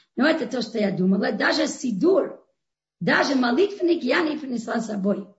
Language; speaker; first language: Russian; non-native, fluent; English